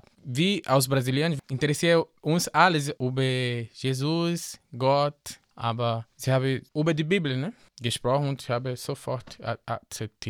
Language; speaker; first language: German; non-native, learner; Portuguese